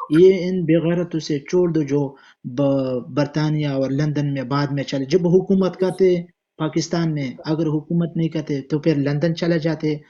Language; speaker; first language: Urdu; non-native, local second language; Pashto